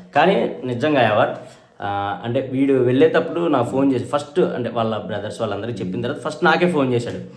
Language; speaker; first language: Telugu; native; Telugu